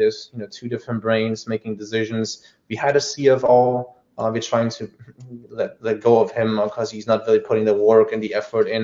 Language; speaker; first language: English; non-native, fluent; German